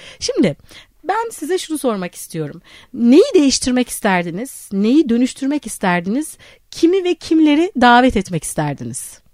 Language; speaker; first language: Turkish; native; Turkish